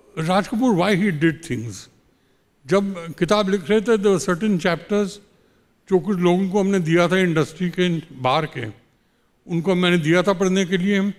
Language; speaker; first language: Hindi; native; Hindi